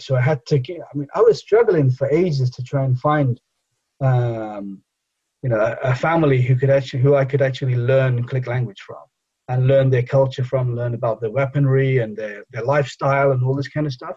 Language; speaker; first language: English; non-native, local second language; Bangla